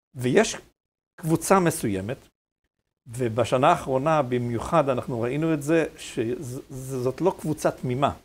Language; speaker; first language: Hebrew; native; Hebrew